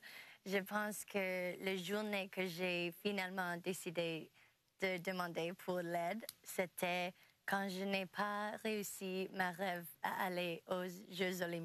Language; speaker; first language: French; non-native, local second language; English